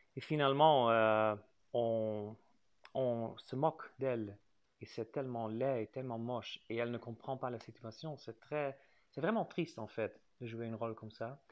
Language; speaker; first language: French; non-native, fluent; Dutch